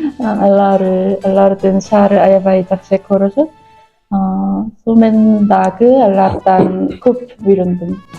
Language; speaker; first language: Kyrgyz; non-native, learner; Korean